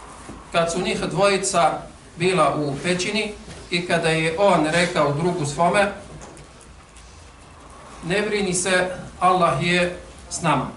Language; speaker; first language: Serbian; non-native, fluent; Arabic